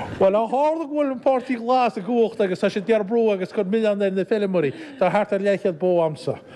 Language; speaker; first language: Irish; native; Irish